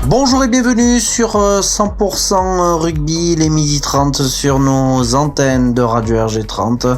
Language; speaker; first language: French; native; French